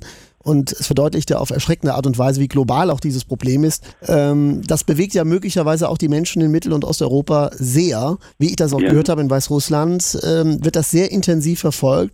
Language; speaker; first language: German; native; German